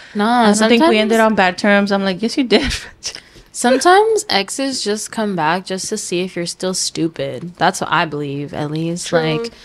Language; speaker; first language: English; native; English